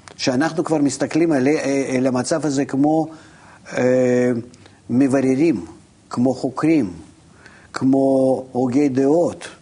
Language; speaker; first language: Hebrew; non-native, fluent; Russian